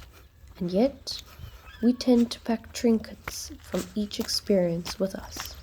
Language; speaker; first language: English; native; English